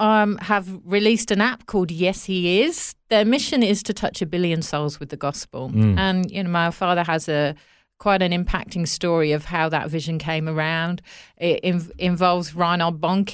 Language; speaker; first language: English; native; English